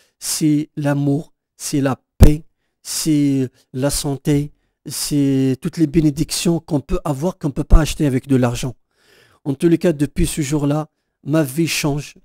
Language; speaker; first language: French; non-native, local second language; Kabyle